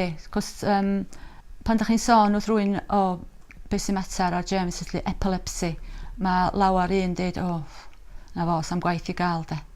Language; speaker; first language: Welsh; native; Welsh